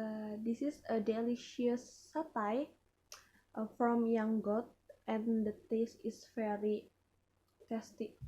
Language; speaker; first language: English; non-native, learner; Indonesian